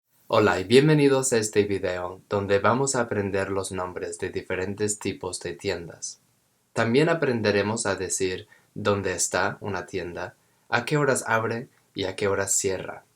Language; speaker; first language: Spanish; non-native, fluent; English